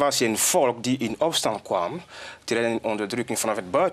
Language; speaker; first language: Dutch; non-native, fluent; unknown